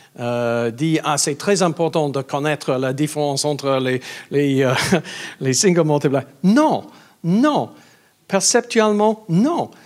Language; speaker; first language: French; non-native, learner; English